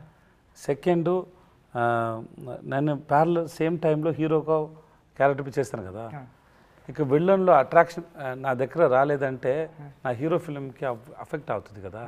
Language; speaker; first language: Telugu; non-native, learner; Tamil